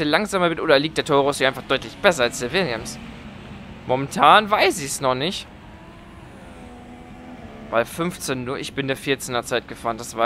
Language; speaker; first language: German; native; German